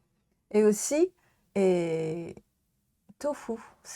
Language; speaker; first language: French; non-native, learner; Japanese